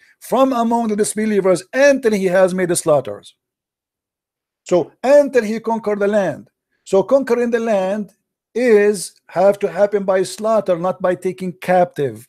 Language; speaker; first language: English; non-native, fluent; Arabic